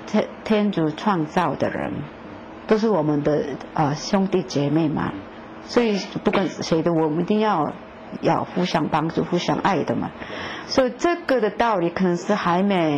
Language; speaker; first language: Chinese; non-native, fluent; Korean